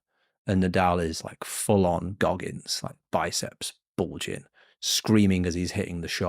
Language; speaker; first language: English; native; English